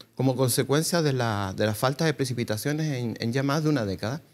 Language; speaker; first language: Spanish; native; Spanish